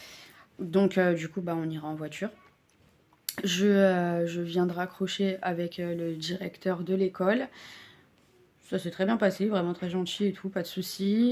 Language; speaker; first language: French; native; French